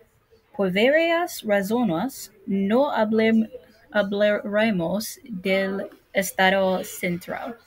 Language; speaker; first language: Spanish; non-native, learner; English